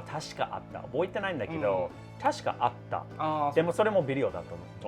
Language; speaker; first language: Japanese; non-native, fluent; English